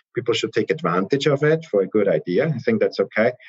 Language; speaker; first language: English; non-native, fluent; German